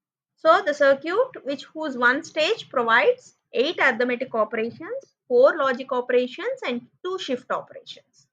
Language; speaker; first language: English; non-native, local second language; Telugu